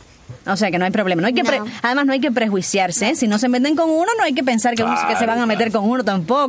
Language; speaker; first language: Spanish; native; Spanish